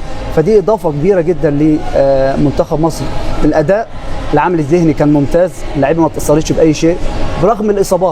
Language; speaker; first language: Arabic; native; Arabic